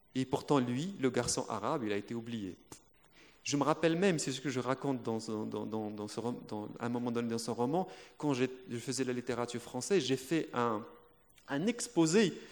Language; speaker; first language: French; non-native, local second language; Arabic